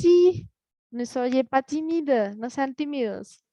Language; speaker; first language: French; non-native, fluent; Spanish